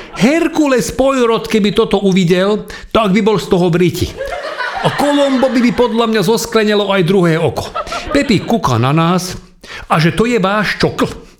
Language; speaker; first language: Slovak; non-native, local second language; Hungarian